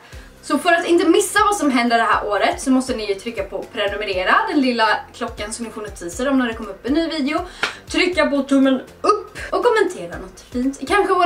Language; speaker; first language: Swedish; native; Swedish